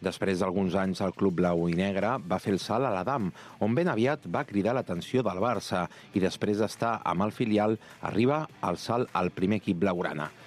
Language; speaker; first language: Catalan; native; Catalan